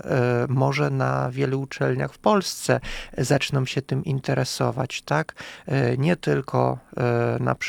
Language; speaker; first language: Polish; non-native, fluent; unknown